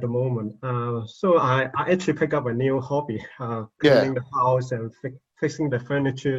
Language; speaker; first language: English; non-native, local second language; Cantonese